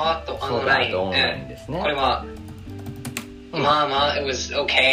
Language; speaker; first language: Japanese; non-native, learner; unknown